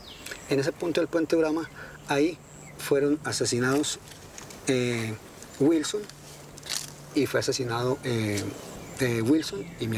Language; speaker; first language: Spanish; native; Spanish